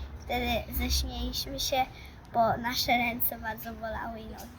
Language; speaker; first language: Polish; early bilingual, heritage; Polish